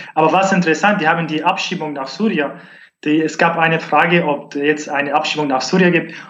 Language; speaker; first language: German; non-native, learner; Arabic